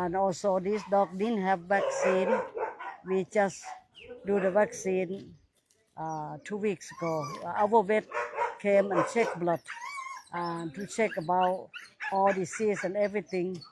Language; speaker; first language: English; non-native, learner; Thai